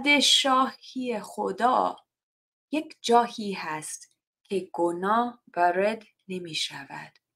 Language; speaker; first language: Persian; non-native, learner; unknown